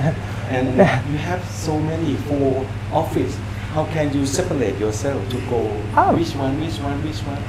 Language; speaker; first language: English; non-native, fluent; Thai